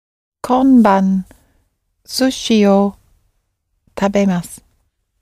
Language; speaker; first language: Japanese; non-native, learner; English